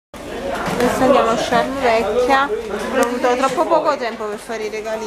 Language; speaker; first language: Italian; native; Italian